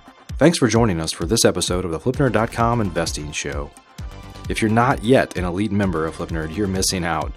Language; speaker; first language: English; native; English